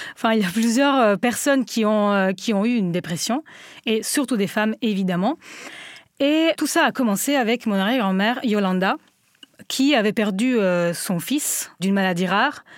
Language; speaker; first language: French; non-native, fluent; Italian